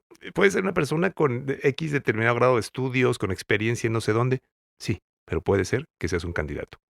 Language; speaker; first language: Spanish; native; Spanish